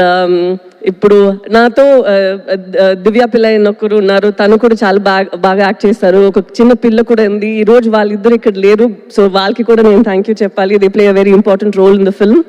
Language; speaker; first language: Telugu; non-native, local second language; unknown